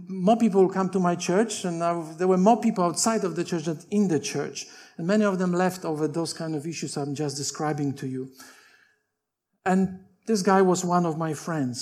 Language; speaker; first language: English; non-native, fluent; Polish